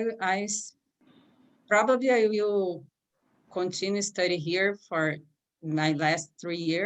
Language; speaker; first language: English; non-native, learner; Portuguese